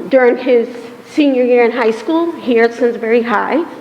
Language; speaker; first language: English; native; English